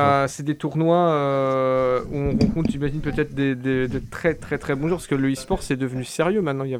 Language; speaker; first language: French; native; French